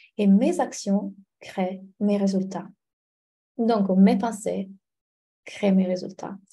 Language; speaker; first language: French; non-native, fluent; Italian